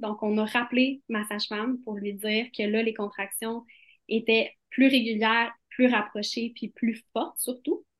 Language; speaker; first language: French; native; French